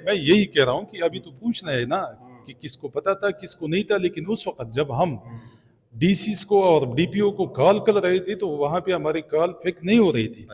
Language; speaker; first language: Urdu; non-native, local second language; Pashto